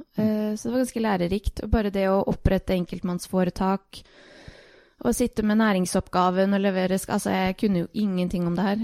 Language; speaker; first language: Norwegian; early bilingual, other home language; Bosnian